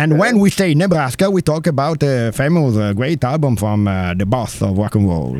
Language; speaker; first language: English; non-native, learner; Italian